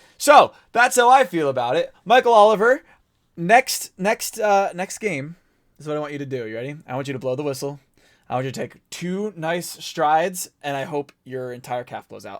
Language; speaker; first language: English; native; English